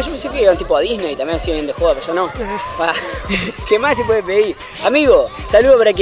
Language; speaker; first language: Spanish; native; Spanish